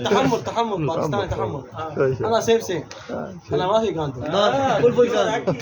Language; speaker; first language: Arabic; non-native, learner; Urdu